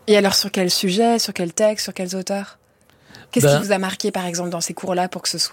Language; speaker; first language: French; native; French